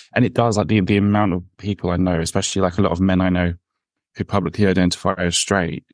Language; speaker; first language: English; native; English